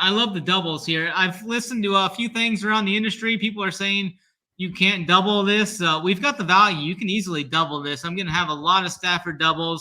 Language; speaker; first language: English; native; English